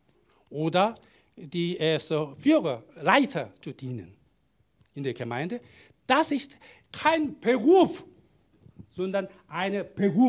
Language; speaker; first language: German; non-native, learner; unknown